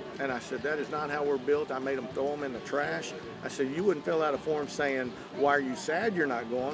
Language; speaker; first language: English; native; English